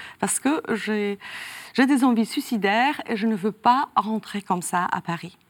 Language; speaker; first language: French; non-native, fluent; Polish